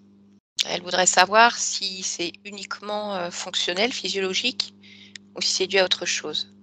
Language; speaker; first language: French; native; French